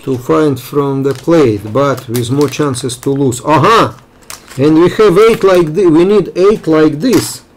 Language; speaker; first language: English; non-native, fluent; Russian